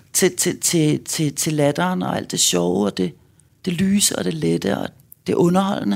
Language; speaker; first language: Danish; native; Danish